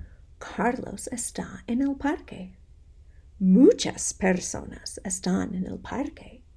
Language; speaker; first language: Spanish; non-native, fluent; English